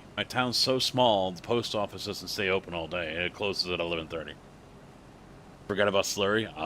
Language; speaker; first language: English; native; English